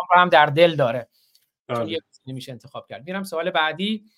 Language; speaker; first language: Persian; non-native, local second language; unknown